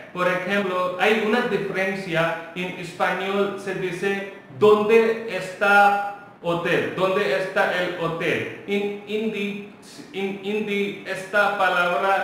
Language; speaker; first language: Spanish; non-native, local second language; Hindi